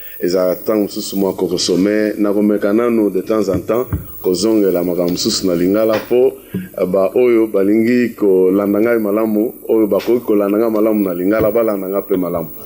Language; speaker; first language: Lingala; non-native, local second language; Kituba (Democratic Republic of Congo)